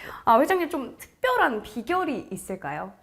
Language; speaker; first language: Korean; native; Korean